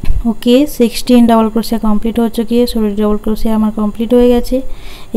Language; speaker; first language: Hindi; non-native, local second language; Bangla